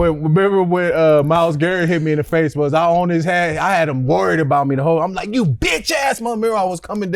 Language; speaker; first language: English; native; English